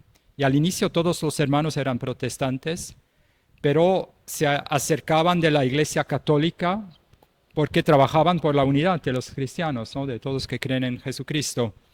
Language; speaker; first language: Spanish; non-native, fluent; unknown